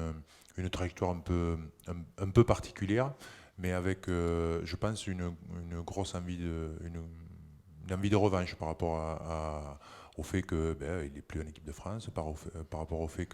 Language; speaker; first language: French; native; French